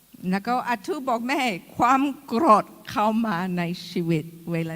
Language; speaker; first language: Thai; non-native, fluent; English